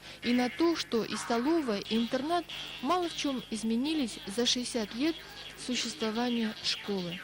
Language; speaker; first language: Russian; native; Russian